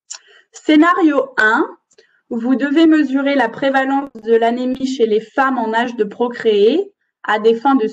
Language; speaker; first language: French; native; French